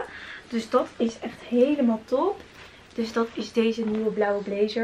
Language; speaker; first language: Dutch; native; Dutch